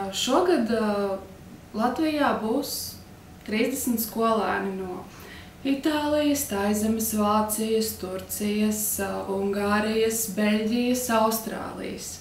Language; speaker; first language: Latvian; native; Latvian